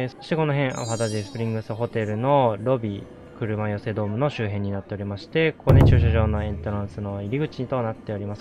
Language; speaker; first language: Japanese; native; Japanese